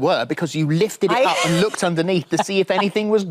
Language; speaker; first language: English; native; English